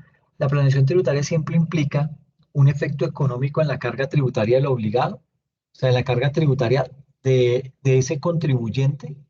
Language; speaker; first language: Spanish; native; Spanish